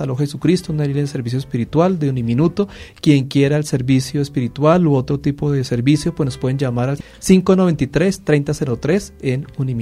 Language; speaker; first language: Spanish; native; Spanish